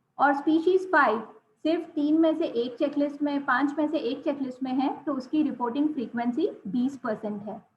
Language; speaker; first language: Hindi; non-native, local second language; Gujarati